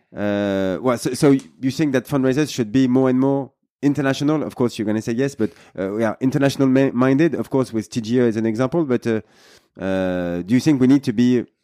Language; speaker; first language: English; non-native, fluent; French